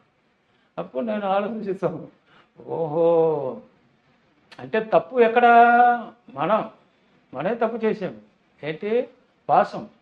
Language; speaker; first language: Telugu; non-native, learner; Tamil